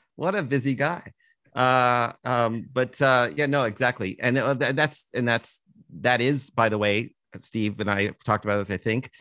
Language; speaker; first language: English; native; English